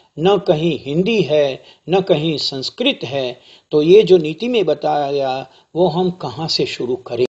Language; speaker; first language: Hindi; non-native, local second language; Gujarati